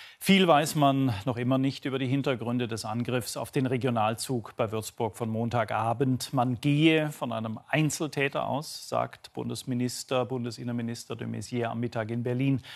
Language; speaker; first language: German; native; German